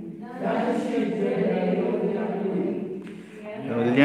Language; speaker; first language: Chinese; non-native, learner; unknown